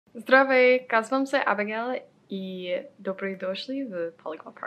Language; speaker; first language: Bulgarian; non-native, learner; English